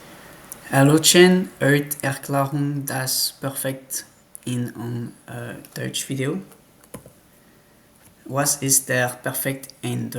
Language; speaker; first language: German; non-native, learner; French